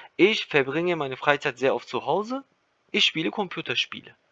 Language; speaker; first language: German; non-native, fluent; Turkish